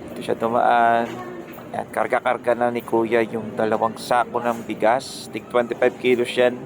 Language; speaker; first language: Filipino; native; Filipino